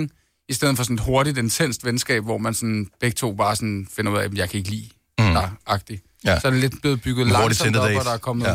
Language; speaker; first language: Danish; native; Danish